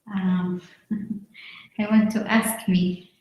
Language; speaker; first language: English; non-native, learner; Arabic